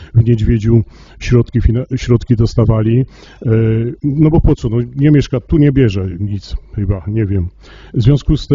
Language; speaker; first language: Polish; native; Polish